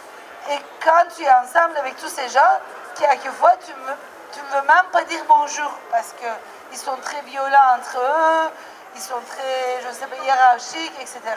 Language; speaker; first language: French; non-native, fluent; Turkish